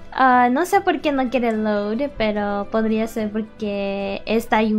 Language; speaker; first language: Spanish; early bilingual, heritage; English